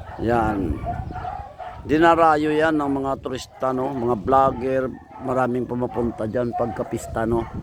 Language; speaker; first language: Filipino; native; Filipino